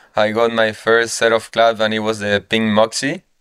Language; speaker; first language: English; non-native, fluent; Spanish